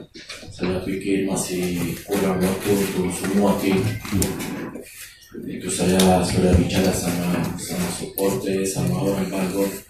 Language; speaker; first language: Indonesian; non-native, learner; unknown